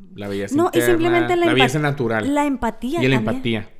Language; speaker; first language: Spanish; early bilingual, heritage; Spanish